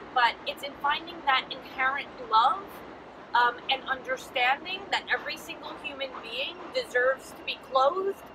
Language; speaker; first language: English; early bilingual, other home language; Spanish